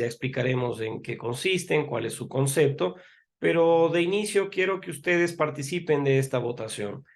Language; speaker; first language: Spanish; native; Spanish